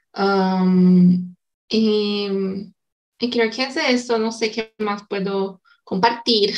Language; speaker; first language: Spanish; non-native, learner; Portuguese